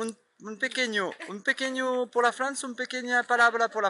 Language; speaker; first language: Spanish; non-native, learner; French